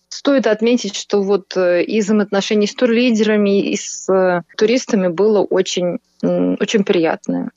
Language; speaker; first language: Russian; native; Russian